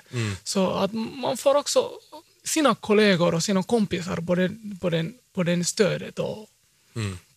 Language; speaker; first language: Swedish; early bilingual, other home language; Somali